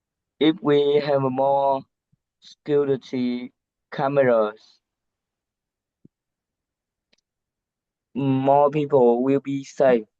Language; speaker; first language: English; non-native, learner; Vietnamese